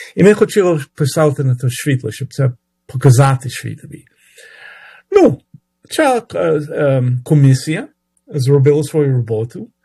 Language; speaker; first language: Ukrainian; early bilingual, heritage; Ukrainian